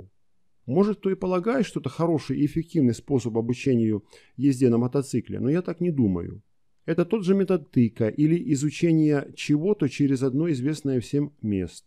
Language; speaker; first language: Russian; native; Russian